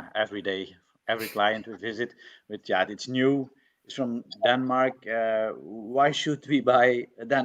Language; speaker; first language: English; non-native, fluent; Dutch